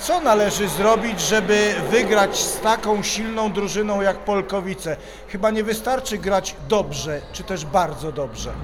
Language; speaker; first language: Polish; native; Polish